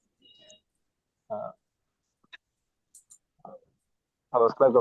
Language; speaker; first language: English; non-native, learner; Bangla